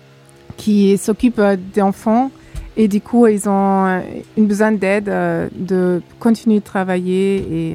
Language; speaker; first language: French; non-native, fluent; German